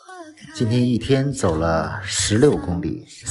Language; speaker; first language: Chinese; native; Chinese